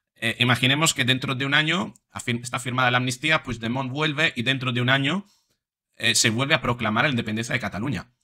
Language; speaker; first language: Spanish; non-native, fluent; Italian